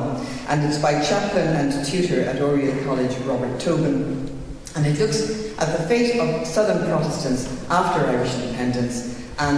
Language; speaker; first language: English; native; English